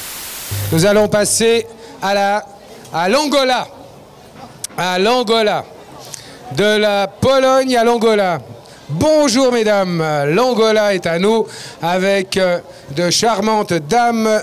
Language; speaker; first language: French; native; French